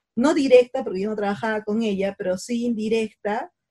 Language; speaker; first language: Spanish; native; Spanish